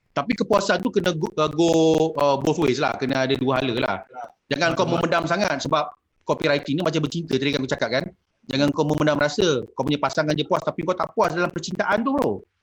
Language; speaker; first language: Malay; native; Malay